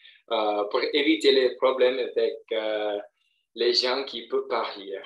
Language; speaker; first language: French; non-native, fluent; English